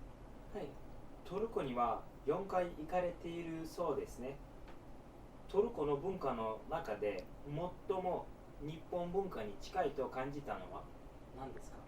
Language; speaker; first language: Japanese; non-native, learner; Turkish